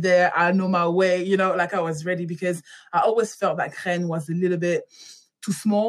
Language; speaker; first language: English; non-native, fluent; French